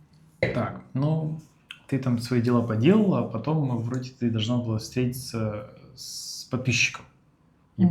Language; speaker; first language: Russian; native; Russian